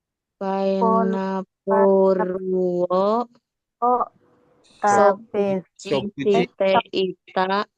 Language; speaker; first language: Japanese; non-native, learner; Indonesian